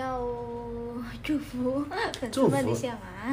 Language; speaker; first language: Chinese; non-native, learner; Vietnamese